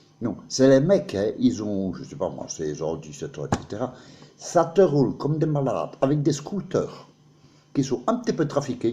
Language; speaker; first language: French; native; French